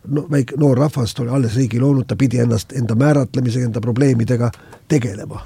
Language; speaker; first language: Estonian; native; Estonian